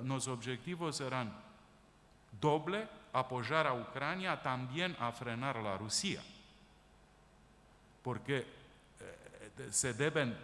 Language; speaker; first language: Spanish; non-native, fluent; Romanian